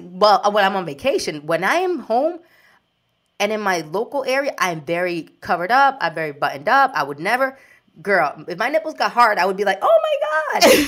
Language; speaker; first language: English; early bilingual, other home language; Spanish